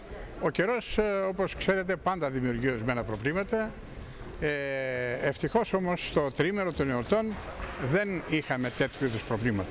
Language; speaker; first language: Greek; native; Greek